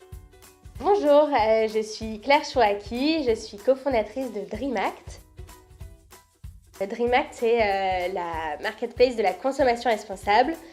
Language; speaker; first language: French; native; French